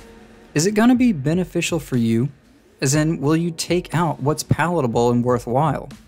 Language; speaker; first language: English; native; English